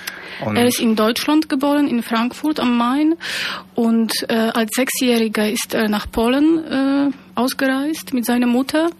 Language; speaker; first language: German; non-native, fluent; Polish